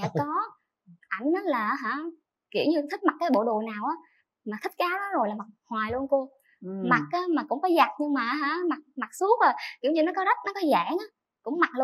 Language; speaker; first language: Vietnamese; native; Vietnamese